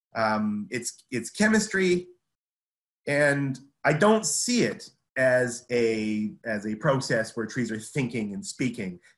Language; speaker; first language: English; native; English